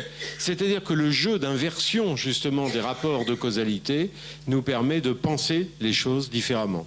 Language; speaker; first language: French; native; French